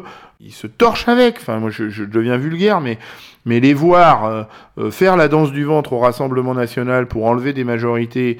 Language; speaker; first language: French; native; French